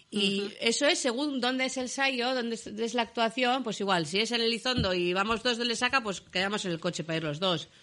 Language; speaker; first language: Spanish; native; Spanish